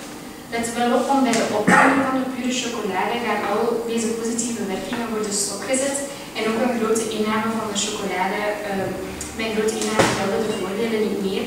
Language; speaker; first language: Dutch; native; Dutch